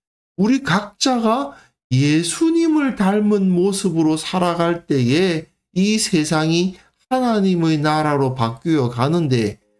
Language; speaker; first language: Korean; native; Korean